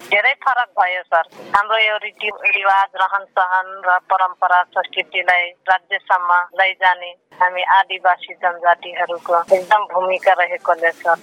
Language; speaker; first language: Nepali; non-native, local second language; Dangaura Tharu